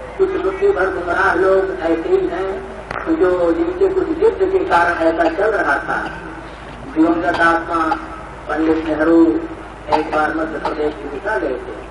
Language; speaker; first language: Hindi; native; Hindi